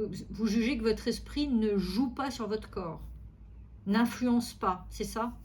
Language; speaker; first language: French; native; French